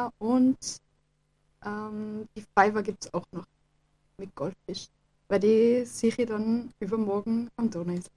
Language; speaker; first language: German; native; German